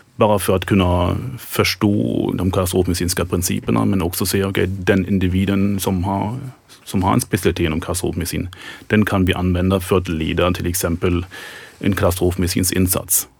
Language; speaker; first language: Swedish; non-native, fluent; German